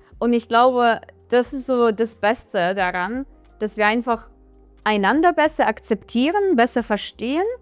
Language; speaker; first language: German; non-native, fluent; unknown